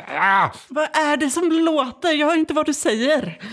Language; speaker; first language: Swedish; native; Swedish